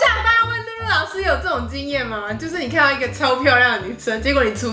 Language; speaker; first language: Chinese; native; Chinese